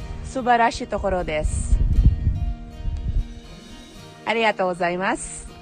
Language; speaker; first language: Japanese; non-native, learner; Filipino